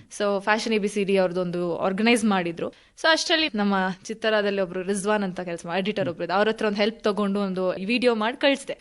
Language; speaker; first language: Kannada; native; Kannada